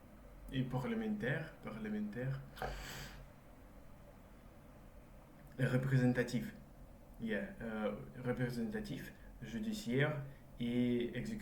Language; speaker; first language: French; non-native, learner; Russian